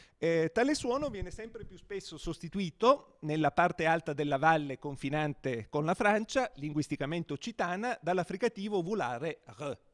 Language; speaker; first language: Italian; native; Italian